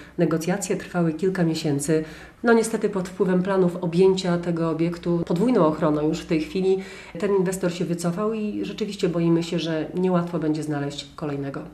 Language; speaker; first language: Polish; native; Polish